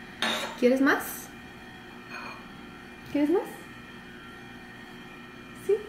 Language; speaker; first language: Spanish; early bilingual, heritage; Spanish